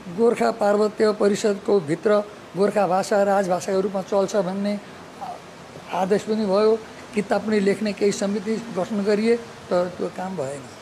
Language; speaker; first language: Nepali; native; Nepali